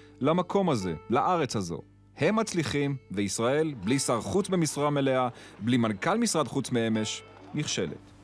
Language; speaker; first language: Hebrew; native; Hebrew